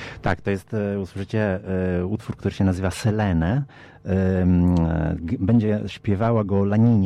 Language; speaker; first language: Polish; early bilingual, heritage; Polish